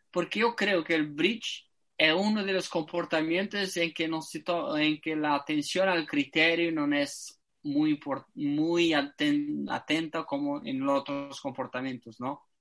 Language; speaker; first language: Spanish; non-native, fluent; Italian